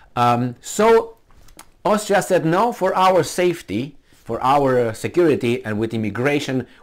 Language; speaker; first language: English; non-native, fluent; Romanian